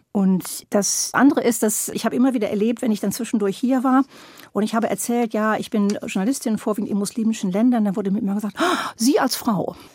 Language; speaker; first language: German; native; German